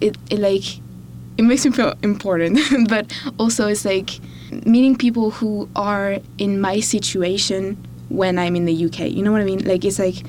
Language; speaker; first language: English; non-native, fluent; French